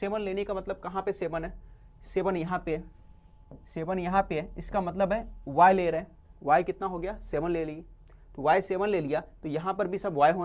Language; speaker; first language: Hindi; native; Hindi